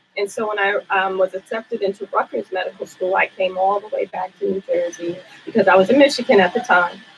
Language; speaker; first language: English; native; English